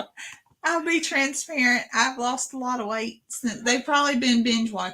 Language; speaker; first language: English; native; English